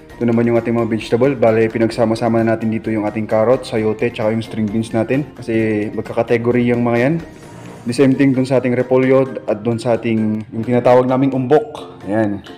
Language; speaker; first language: Filipino; non-native, local second language; Iloko